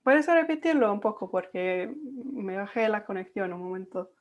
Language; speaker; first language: Spanish; non-native, fluent; English